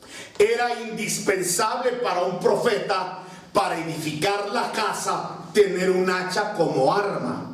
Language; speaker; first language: Spanish; native; Spanish